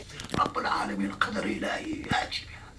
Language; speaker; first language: Arabic; native; Arabic